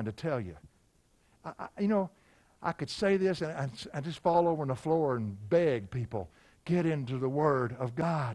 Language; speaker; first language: English; native; English